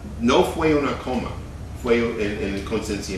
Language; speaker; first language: Spanish; non-native, fluent; English